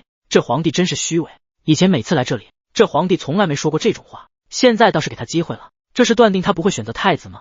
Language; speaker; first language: Chinese; native; Chinese